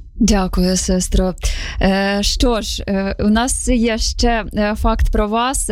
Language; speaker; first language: Ukrainian; native; Ukrainian